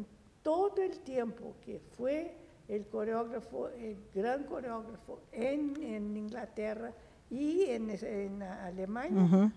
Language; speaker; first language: Spanish; non-native, fluent; Portuguese